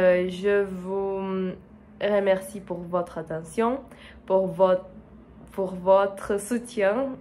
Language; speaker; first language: French; non-native, learner; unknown